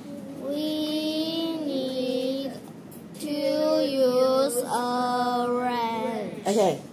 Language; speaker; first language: English; non-native, learner; Chinese